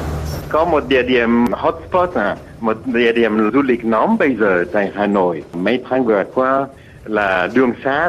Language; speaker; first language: Vietnamese; non-native, fluent; French